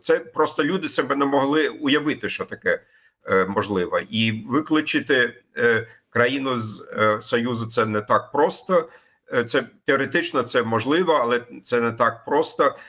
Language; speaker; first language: Ukrainian; non-native, fluent; German